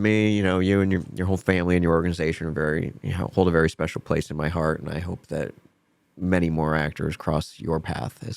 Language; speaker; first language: English; native; English